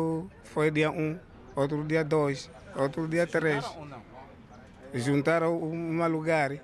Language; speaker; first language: Portuguese; non-native, local second language; Makhuwa